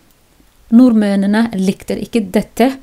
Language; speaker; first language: Norwegian; non-native, learner; Somali